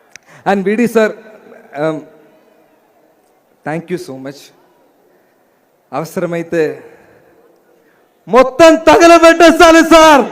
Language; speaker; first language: Telugu; non-native, learner; Malayalam